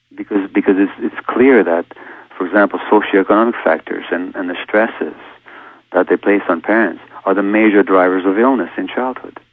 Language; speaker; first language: English; early bilingual, other home language; Hungarian